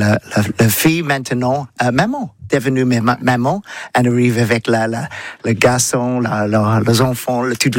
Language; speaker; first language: French; non-native, learner; English